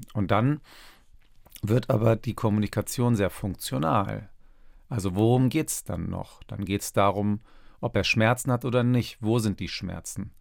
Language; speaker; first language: German; early bilingual, other home language; Turkish